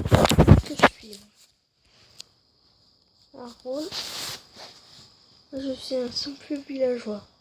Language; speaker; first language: French; native; French